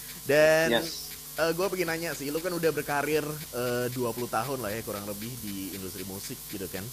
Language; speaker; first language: Indonesian; native; Indonesian